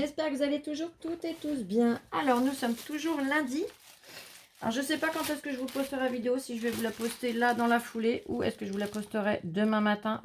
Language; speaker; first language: French; native; French